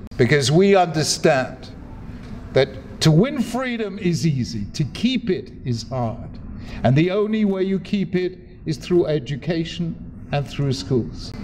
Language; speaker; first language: English; native; English